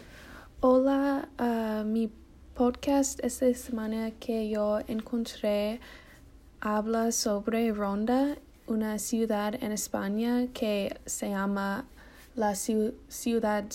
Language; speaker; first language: Spanish; non-native, learner; English